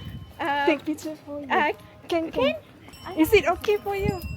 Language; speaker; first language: English; non-native, local second language; Malay